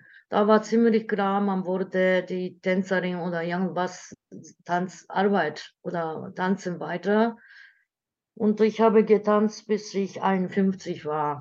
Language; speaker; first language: German; non-native, learner; Japanese